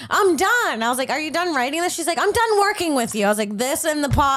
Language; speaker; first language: English; early bilingual, other home language; Spanish